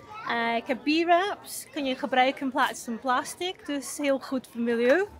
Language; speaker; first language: Dutch; non-native, fluent; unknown